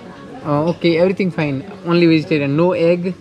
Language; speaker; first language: English; non-native, local second language; Hindi